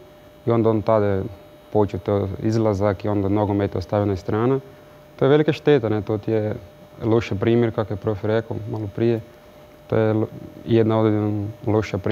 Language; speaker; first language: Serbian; non-native, learner; Portuguese